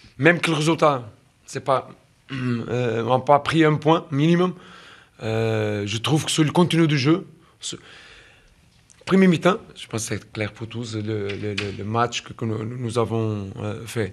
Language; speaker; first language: French; non-native, fluent; Portuguese